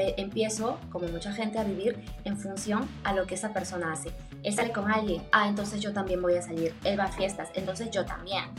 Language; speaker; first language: Spanish; native; Spanish